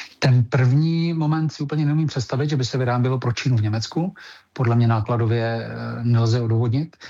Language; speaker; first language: Czech; native; Czech